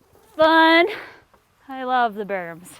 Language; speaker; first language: English; native; English